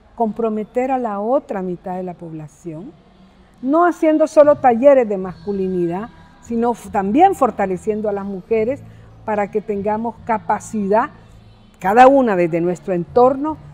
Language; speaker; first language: Spanish; native; Spanish